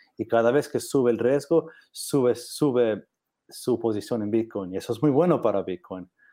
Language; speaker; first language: Spanish; non-native, learner; English